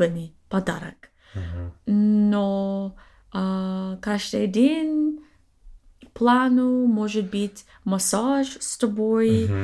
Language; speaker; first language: Russian; non-native, learner; English